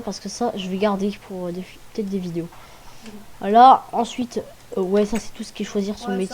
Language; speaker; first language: French; native; French